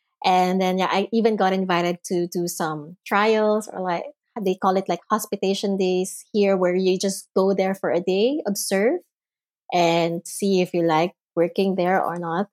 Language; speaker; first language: English; non-native, local second language; Filipino